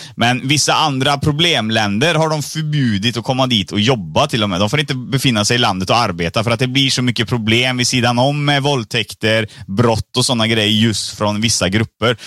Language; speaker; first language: Swedish; early bilingual, other home language; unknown